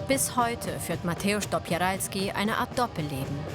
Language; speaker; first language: German; native; German